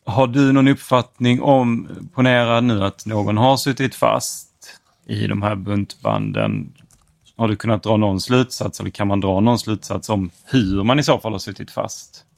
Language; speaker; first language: Swedish; native; Swedish